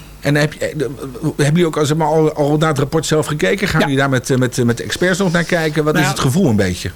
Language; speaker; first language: Dutch; native; Dutch